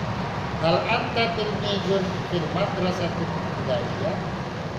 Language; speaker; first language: Arabic; non-native, fluent; Indonesian